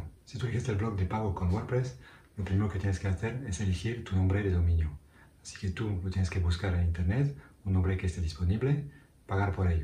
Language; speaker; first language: Spanish; non-native, fluent; French